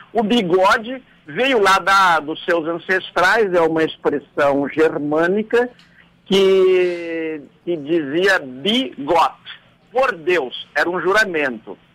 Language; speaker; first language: Portuguese; native; Portuguese